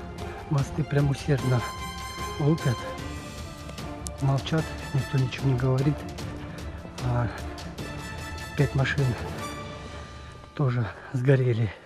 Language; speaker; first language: Russian; native; Russian